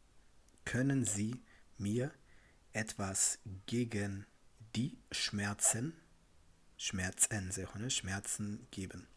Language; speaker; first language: German; non-native, fluent; Tigrinya